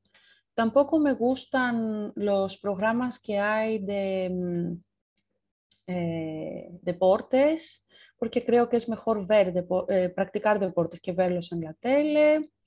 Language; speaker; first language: Spanish; non-native, fluent; Greek